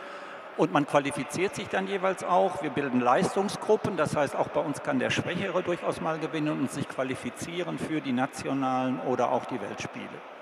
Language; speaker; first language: German; native; German